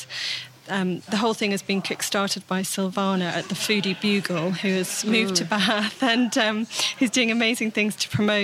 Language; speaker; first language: English; native; English